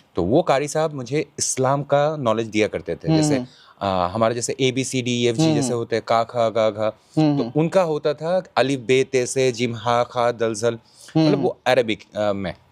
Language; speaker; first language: Hindi; non-native, local second language; Bangla